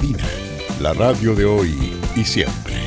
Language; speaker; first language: Spanish; native; Spanish